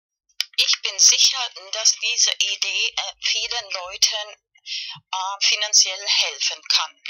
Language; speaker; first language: German; non-native, fluent; Spanish